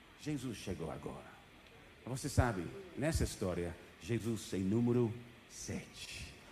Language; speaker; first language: Portuguese; non-native, fluent; English